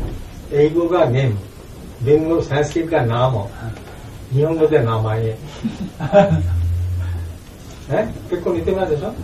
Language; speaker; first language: Japanese; non-native, learner; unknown